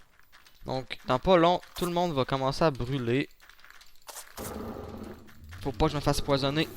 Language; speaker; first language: French; native; French